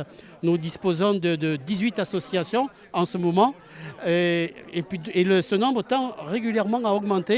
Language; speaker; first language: French; native; French